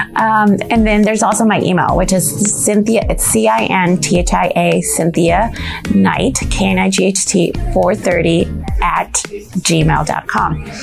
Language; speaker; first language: English; non-native, fluent; Spanish